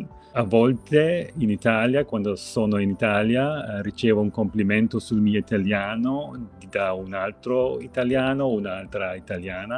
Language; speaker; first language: Italian; non-native, fluent; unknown